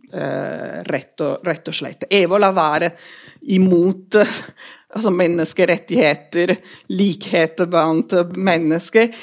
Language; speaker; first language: Norwegian; non-native, fluent; Italian